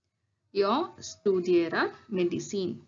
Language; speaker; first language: Swedish; non-native, learner; Tamil